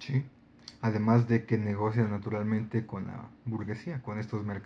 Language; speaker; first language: Spanish; native; Spanish